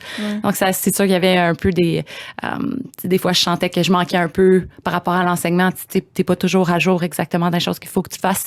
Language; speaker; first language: French; native; French